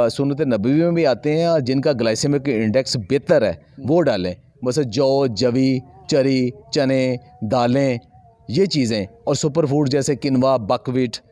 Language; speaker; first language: Urdu; non-native, local second language; Punjabi